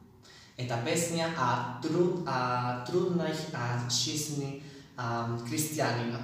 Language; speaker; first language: Russian; non-native, learner; Basque